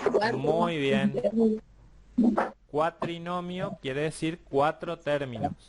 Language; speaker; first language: Spanish; native; Spanish